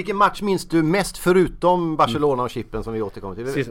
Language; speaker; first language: Swedish; native; Swedish